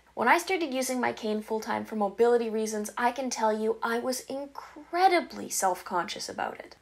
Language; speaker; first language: English; native; English